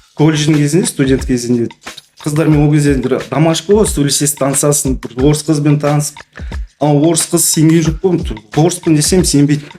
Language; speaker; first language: Kazakh; non-native, local second language; Russian